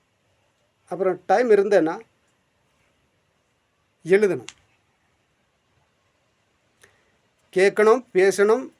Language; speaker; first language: Tamil; non-native, local second language; Malayalam